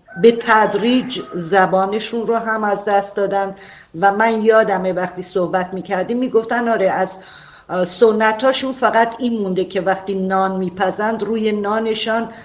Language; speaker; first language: Persian; non-native, local second language; Armenian